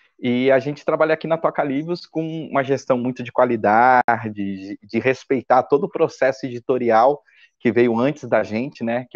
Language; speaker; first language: Portuguese; native; Portuguese